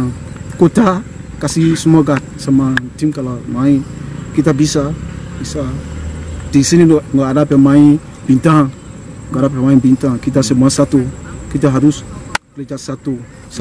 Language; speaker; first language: Indonesian; non-native, learner; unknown